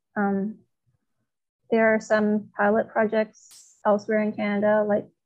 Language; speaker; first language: English; non-native, fluent; Chinese